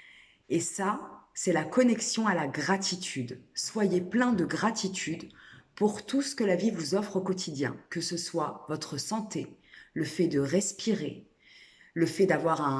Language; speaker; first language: French; native; French